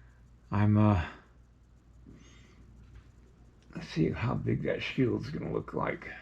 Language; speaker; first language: English; native; English